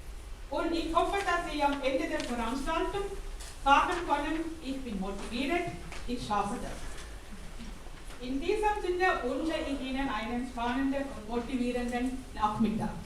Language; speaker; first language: German; non-native, fluent; Tamil